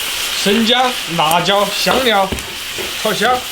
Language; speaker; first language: Chinese; native; Chinese